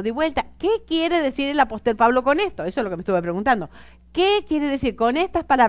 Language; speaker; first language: Spanish; native; Spanish